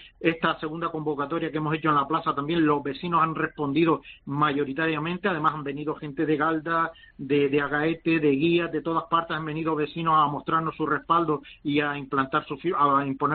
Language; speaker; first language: Spanish; native; Spanish